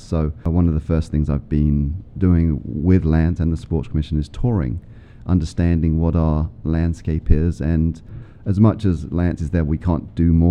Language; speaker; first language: English; native; English